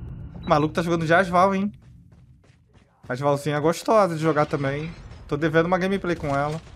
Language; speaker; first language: Portuguese; native; Portuguese